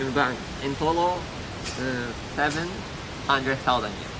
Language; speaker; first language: English; non-native, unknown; Japanese